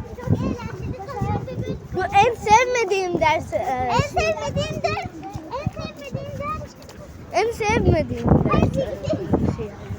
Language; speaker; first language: Turkish; early bilingual, heritage; Turkish